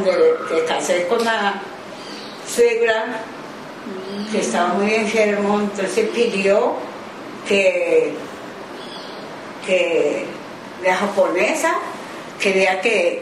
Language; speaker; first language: Spanish; non-native, learner; Japanese